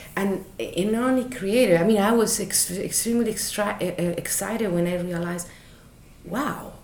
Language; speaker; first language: English; non-native, fluent; Spanish